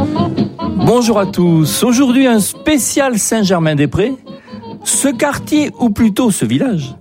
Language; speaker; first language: French; native; French